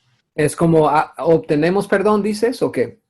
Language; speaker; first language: Spanish; non-native, fluent; English